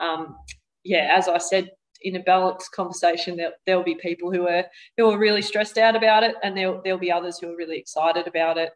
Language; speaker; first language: English; native; English